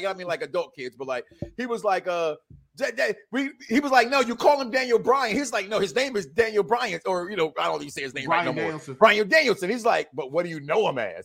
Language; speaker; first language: English; native; English